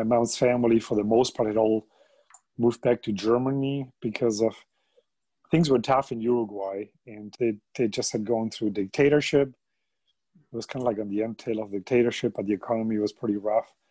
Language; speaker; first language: English; non-native, fluent; German